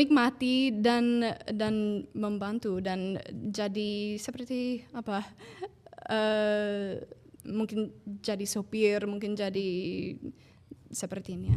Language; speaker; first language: Indonesian; non-native, fluent; English